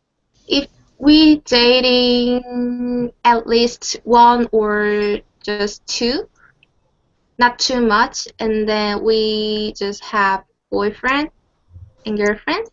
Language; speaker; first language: English; non-native, learner; Korean